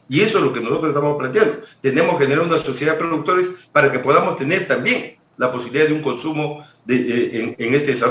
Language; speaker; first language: Spanish; native; Spanish